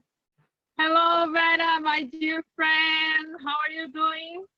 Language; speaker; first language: English; non-native, fluent; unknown